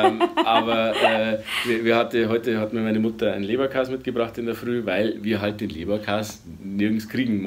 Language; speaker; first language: German; native; German